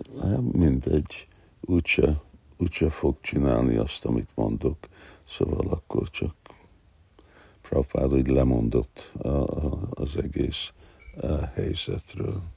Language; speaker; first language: Hungarian; early bilingual, heritage; Hungarian